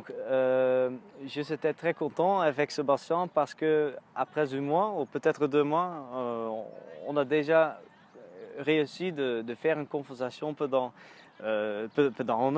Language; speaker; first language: French; non-native, learner; Dutch